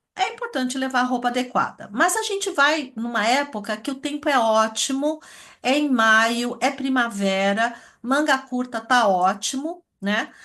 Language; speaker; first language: Portuguese; early bilingual, other home language; Chinese